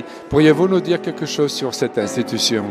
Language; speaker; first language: French; non-native, fluent; Serbian